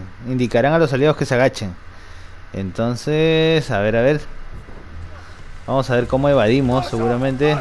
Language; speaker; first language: Spanish; native; Spanish